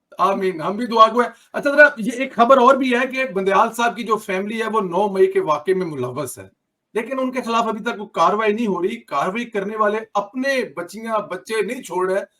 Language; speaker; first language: Urdu; non-native, local second language; Punjabi